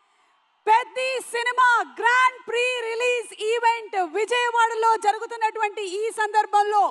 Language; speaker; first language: Telugu; native; Telugu